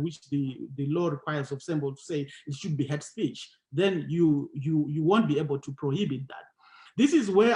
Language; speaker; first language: English; non-native, local second language; Shona